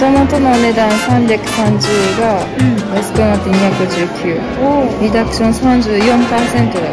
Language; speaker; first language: Japanese; native; Japanese